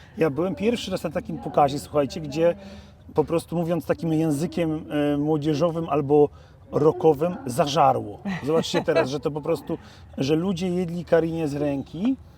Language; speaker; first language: Polish; native; Polish